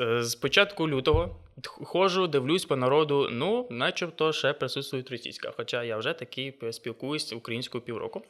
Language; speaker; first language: Ukrainian; non-native, local second language; Russian